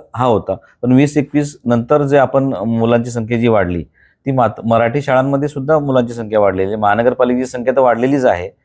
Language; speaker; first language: Marathi; non-native, local second language; Bhili